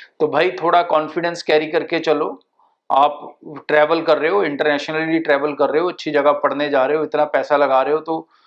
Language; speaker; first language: Hindi; non-native, local second language; Punjabi